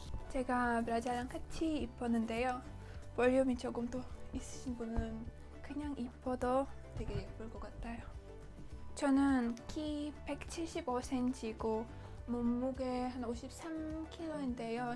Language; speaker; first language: Korean; non-native, fluent; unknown